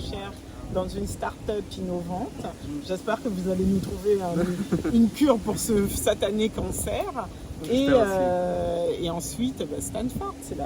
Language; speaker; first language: French; native; French